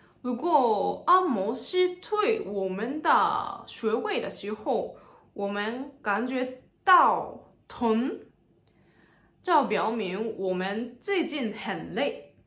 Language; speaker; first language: Chinese; non-native, learner; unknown